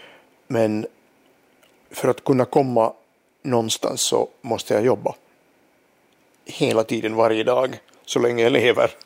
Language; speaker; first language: Swedish; non-native, local second language; Finnish